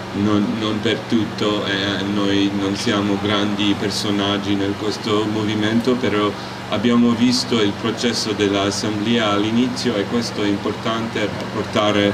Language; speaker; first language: Italian; non-native, learner; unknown